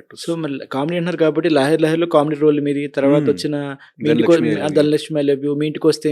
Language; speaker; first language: Telugu; native; Telugu